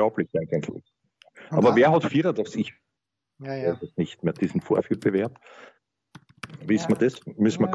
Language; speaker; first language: German; native; German